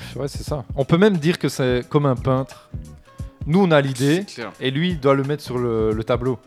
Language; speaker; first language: French; native; French